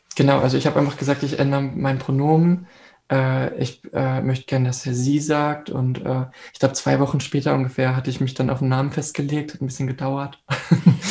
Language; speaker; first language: German; native; German